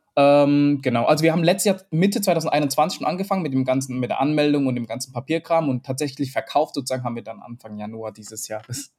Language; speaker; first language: German; early bilingual, other home language; Vietnamese